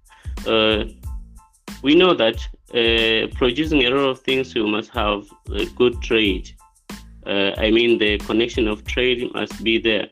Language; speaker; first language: English; non-native, local second language; Swahili